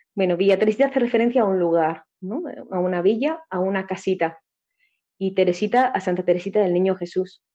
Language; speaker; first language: Spanish; native; Spanish